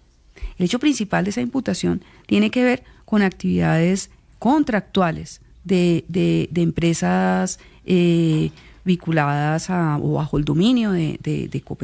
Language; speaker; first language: Spanish; native; Spanish